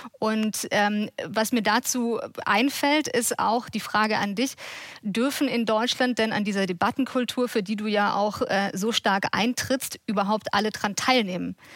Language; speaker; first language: German; native; German